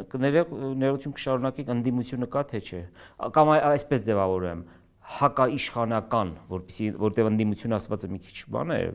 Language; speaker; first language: Armenian; native; Armenian